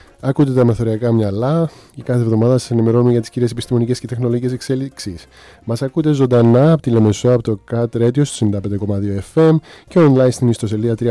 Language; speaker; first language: Greek; native; Greek